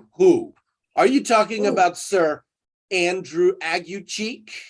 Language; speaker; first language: English; native; English